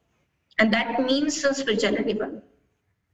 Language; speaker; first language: English; non-native, local second language; Marathi